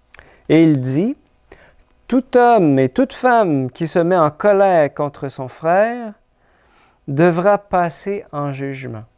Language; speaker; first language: French; native; French